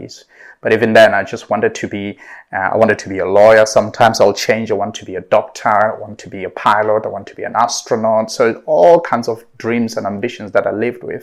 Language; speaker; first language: English; non-native, local second language; Southern Sotho